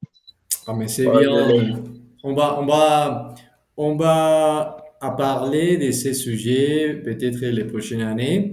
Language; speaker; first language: French; non-native, fluent; Spanish